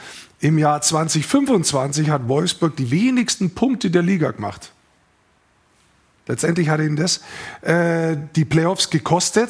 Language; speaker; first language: German; native; German